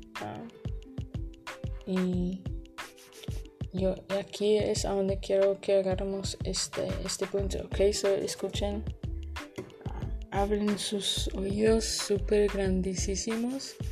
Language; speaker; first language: Spanish; early bilingual, heritage; Spanish